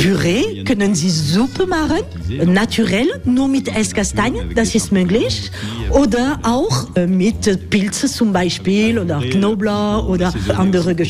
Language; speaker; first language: German; non-native, fluent; French